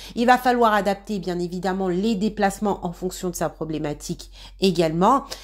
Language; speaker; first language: French; native; French